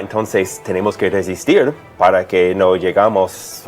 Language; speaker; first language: Spanish; non-native, fluent; English